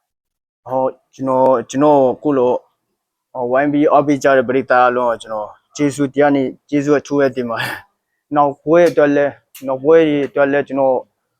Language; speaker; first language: Burmese; non-native, local second language; Hakha Chin